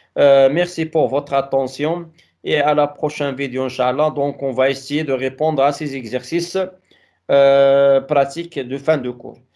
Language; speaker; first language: French; non-native, local second language; Arabic